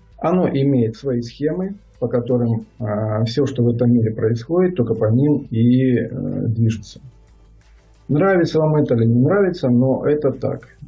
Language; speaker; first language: Russian; native; Russian